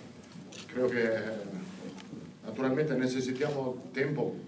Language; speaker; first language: Spanish; non-native, fluent; Italian